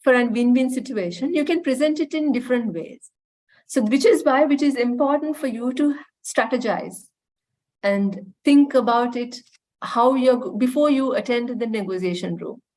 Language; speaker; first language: English; non-native, local second language; Sinhala